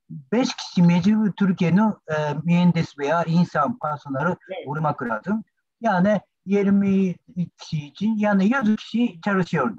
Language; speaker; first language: Turkish; non-native, learner; Japanese